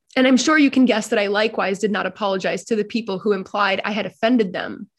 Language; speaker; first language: English; native; English